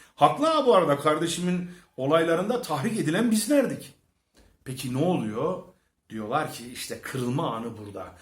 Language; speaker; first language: Turkish; early bilingual, heritage; Turkish